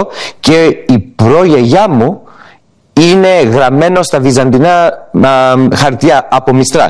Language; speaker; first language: Greek; early bilingual, heritage; Greek